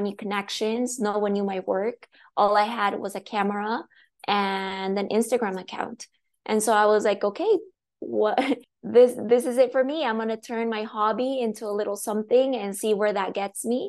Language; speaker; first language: English; non-native, fluent; Spanish